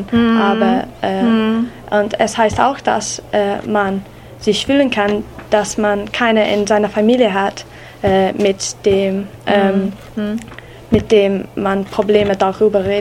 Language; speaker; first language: German; non-native, learner; English